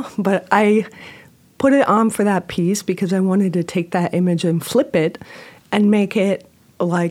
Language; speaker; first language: English; native; English